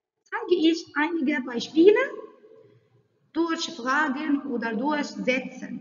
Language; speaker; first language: German; non-native, learner; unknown